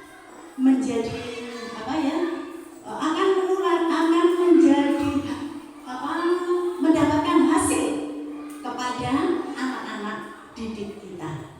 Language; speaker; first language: Indonesian; non-native, local second language; Javanese